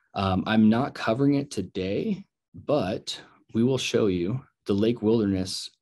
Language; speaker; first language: English; native; English